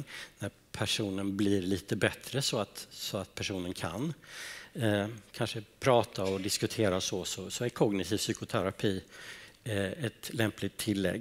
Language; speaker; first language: Swedish; native; Swedish